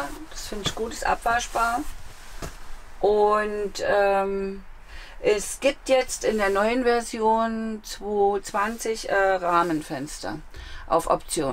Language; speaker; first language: German; native; German